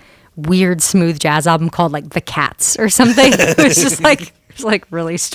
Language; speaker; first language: English; native; English